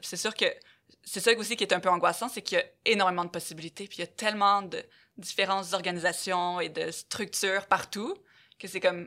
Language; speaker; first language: French; native; French